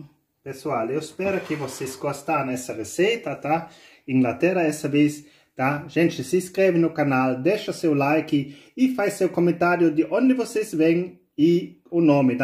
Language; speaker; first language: Portuguese; non-native, learner; German